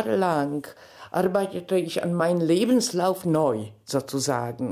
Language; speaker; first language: German; non-native, fluent; Polish